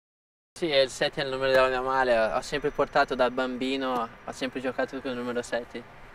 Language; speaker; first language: Italian; non-native, fluent; Portuguese